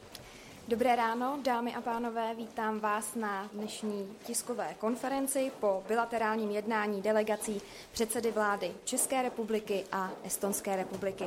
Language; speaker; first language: Czech; native; Czech